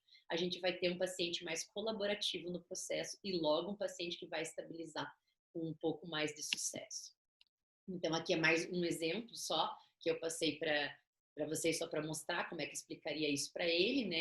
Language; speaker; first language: Portuguese; native; Portuguese